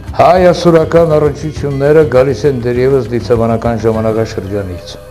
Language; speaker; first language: Armenian; non-native, local second language; Assyrian Neo-Aramaic